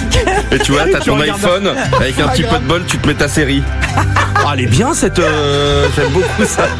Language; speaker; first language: French; native; French